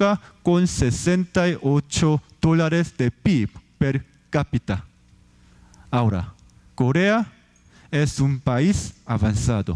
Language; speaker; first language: Spanish; non-native, fluent; Korean